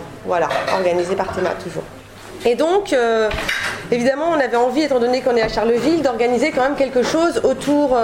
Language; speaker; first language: French; native; French